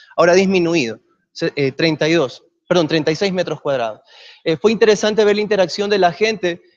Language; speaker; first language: Spanish; native; Spanish